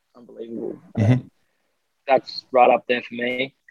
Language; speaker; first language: English; native; English